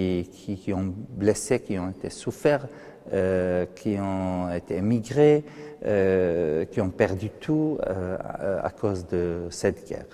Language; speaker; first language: French; non-native, fluent; Arabic